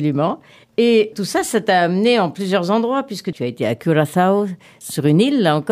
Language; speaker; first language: French; native; French